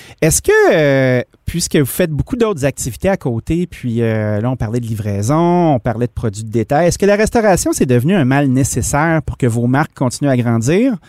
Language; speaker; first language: French; native; French